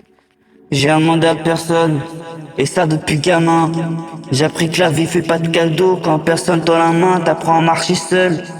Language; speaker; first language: French; native; French